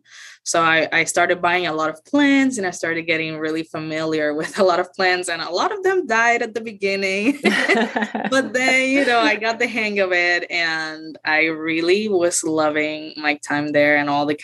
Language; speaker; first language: English; non-native, fluent; Spanish